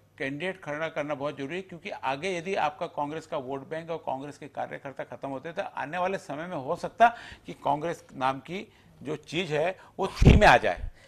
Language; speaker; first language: Hindi; native; Hindi